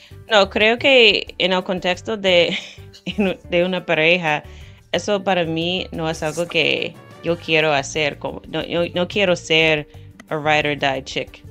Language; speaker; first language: Spanish; non-native, fluent; English